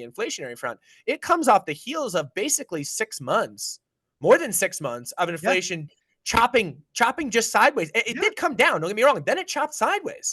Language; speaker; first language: English; native; English